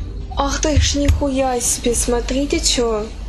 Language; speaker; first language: Russian; native; Russian